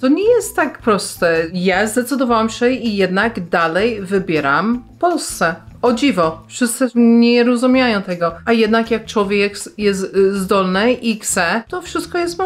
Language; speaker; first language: Polish; non-native, fluent; English